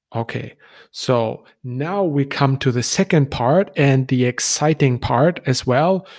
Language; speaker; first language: English; non-native, fluent; German